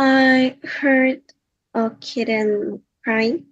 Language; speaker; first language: English; non-native, learner; Korean